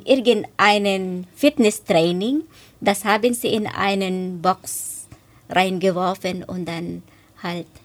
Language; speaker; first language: German; non-native, fluent; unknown